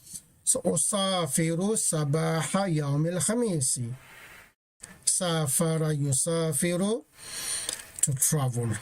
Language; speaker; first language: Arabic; non-native, fluent; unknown